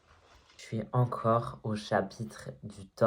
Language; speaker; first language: French; native; French